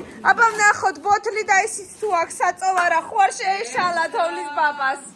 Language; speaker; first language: Georgian; native; Georgian